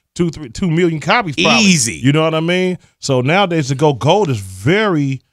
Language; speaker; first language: English; native; English